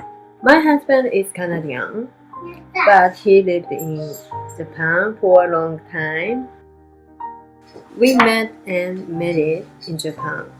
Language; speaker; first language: English; non-native, learner; Japanese